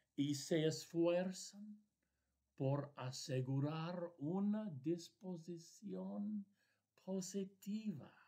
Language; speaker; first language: Spanish; non-native, fluent; English